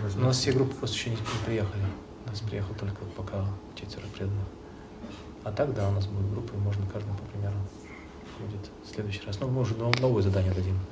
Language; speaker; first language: Russian; native; Russian